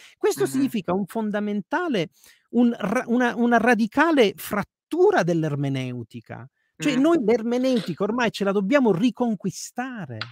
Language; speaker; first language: Italian; native; Italian